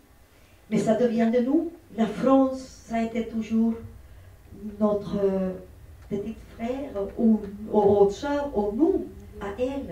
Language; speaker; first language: French; non-native, fluent; Spanish